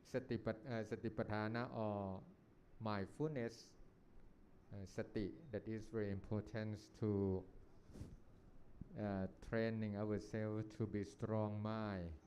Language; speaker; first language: English; non-native, learner; Thai